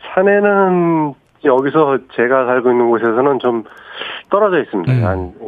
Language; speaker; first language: Korean; native; Korean